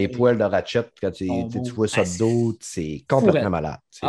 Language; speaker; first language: French; native; French